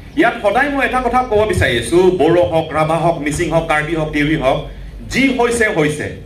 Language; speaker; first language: Assamese; non-native, local second language; Karbi